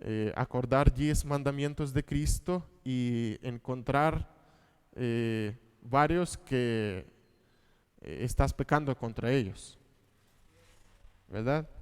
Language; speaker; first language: Spanish; non-native, fluent; Russian